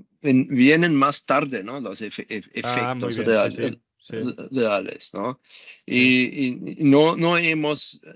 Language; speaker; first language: Spanish; non-native, learner; German